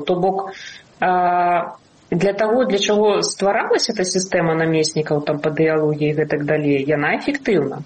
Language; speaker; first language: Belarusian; non-native, local second language; Russian